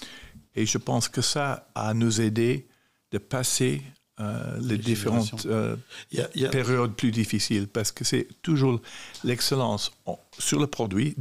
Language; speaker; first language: French; non-native, fluent; English